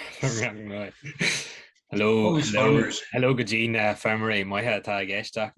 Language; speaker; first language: Irish; native; Irish